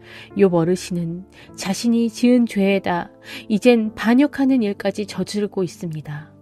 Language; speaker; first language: Korean; native; Korean